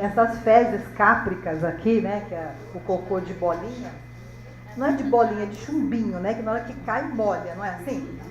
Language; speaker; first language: Portuguese; native; Portuguese